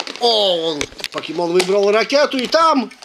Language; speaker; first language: Russian; early bilingual, heritage; Russian